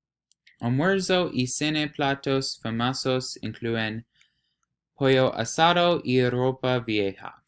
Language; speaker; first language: Spanish; non-native, learner; English